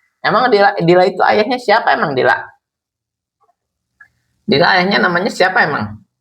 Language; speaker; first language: Indonesian; non-native, local second language; Sundanese